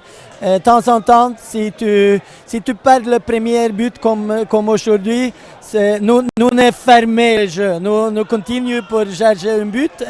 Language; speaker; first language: French; non-native, learner; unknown